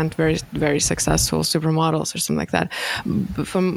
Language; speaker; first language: English; non-native, fluent; Russian